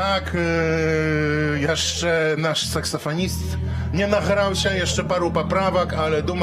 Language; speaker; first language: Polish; non-native, learner; Belarusian